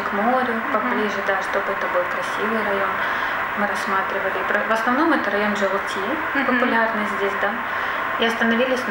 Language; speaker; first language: Russian; native; Russian